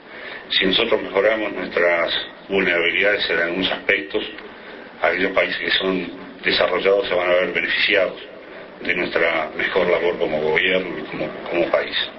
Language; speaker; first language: Spanish; native; Spanish